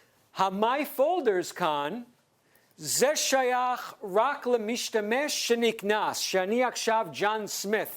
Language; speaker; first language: Hebrew; non-native, fluent; English